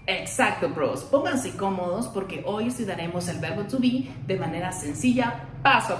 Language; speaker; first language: Spanish; native; Spanish